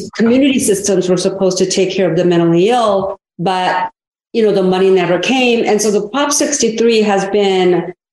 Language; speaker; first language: English; early bilingual, other home language; Korean